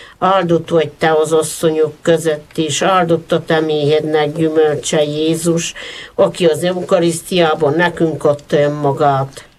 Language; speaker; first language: Hungarian; native; Hungarian